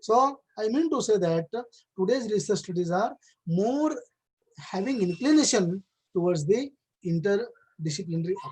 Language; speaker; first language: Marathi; non-native, local second language; Kannada